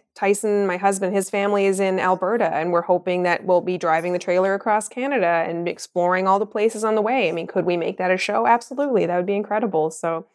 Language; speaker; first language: English; native; English